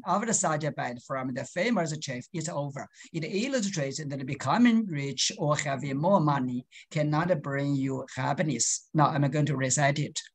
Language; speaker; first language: English; non-native, learner; Chinese